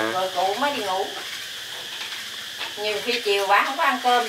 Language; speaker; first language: Vietnamese; native; Vietnamese